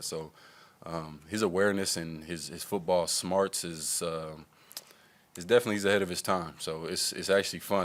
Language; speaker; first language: English; native; English